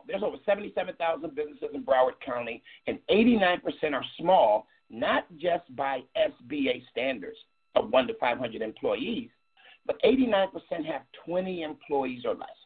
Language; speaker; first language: English; native; English